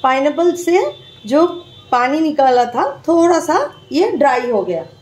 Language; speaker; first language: Hindi; non-native, local second language; Bangla